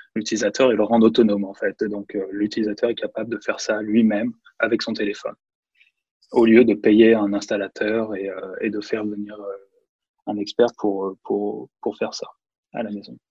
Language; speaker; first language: French; native; French